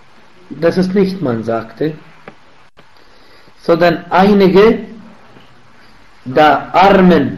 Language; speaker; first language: German; non-native, fluent; Arabic